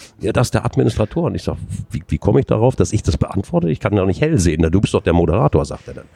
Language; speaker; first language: German; native; German